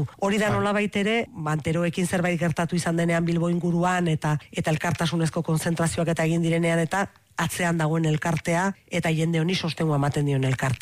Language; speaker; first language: Basque; native; Basque